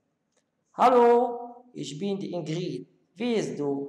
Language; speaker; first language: German; non-native, learner; Arabic